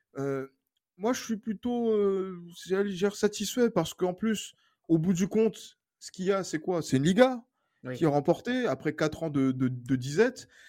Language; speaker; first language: French; native; French